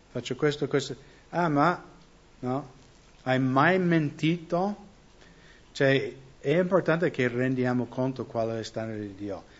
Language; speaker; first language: Italian; non-native, fluent; English